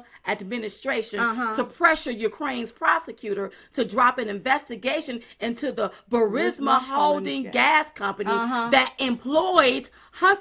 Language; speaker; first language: English; native; English